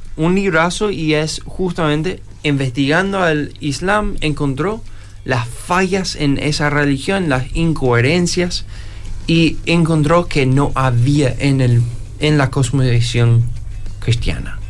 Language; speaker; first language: Spanish; non-native, fluent; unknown